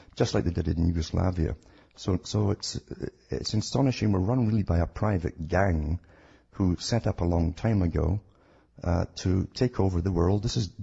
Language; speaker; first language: English; native; English